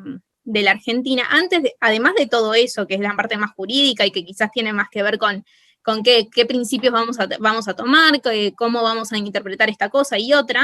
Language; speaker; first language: Spanish; native; Spanish